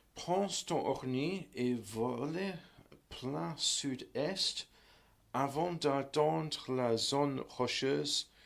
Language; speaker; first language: French; non-native, learner; English